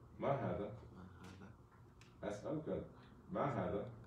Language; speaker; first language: Arabic; non-native, fluent; English